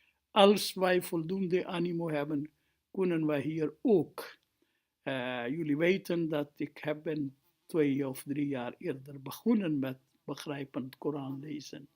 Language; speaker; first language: Dutch; non-native, fluent; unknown